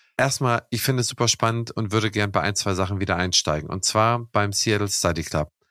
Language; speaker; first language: German; native; German